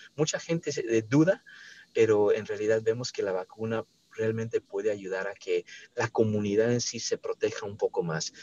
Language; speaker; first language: Spanish; native; Spanish